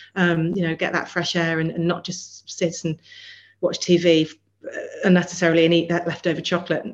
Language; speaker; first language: English; native; English